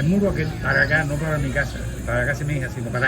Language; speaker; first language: Spanish; native; Spanish